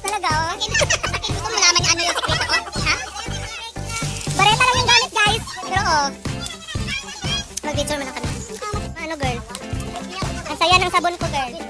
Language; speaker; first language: Filipino; non-native, local second language; Cebuano